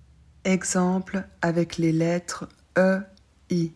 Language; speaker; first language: French; native; French